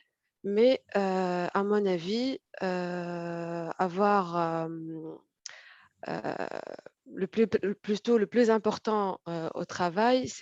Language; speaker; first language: French; non-native, fluent; Arabic